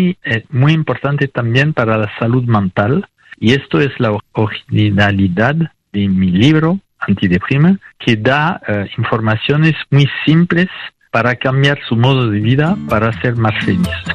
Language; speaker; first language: Spanish; non-native, fluent; French